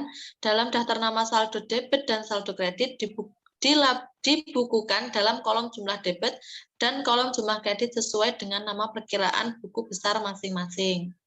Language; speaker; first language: Indonesian; native; Indonesian